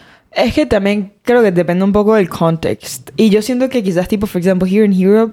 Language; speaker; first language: Spanish; native; Spanish